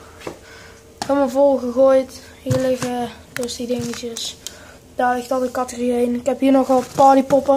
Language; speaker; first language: Dutch; native; Dutch